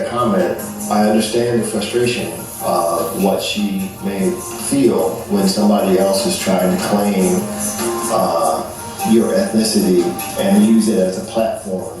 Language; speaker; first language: English; native; English